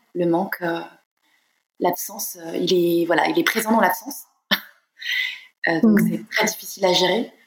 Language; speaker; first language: French; native; French